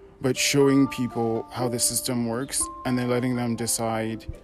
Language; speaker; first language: English; non-native, learner; Spanish